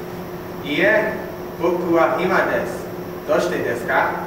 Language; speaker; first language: Japanese; non-native, learner; English